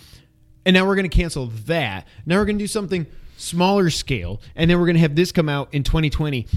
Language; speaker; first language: English; native; English